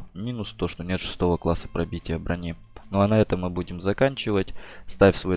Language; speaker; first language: Russian; native; Russian